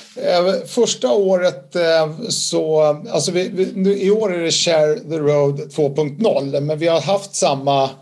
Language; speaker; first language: Swedish; native; Swedish